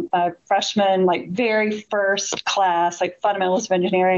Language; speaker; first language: English; native; English